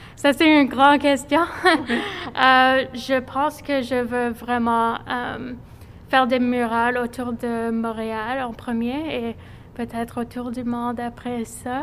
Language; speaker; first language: French; non-native, fluent; English